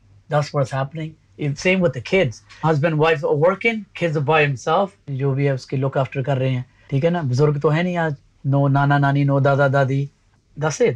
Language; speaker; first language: Punjabi; early bilingual, heritage; Punjabi